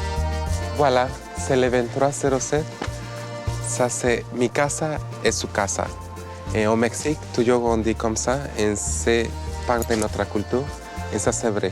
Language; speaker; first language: French; non-native, fluent; Spanish